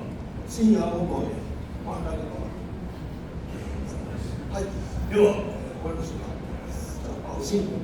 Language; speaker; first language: Cantonese; non-native, learner; Japanese